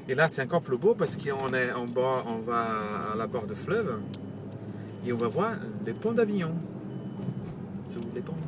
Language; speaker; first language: French; non-native, learner; Portuguese